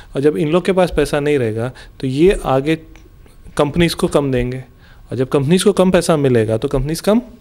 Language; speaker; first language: Hindi; non-native, local second language; Gujarati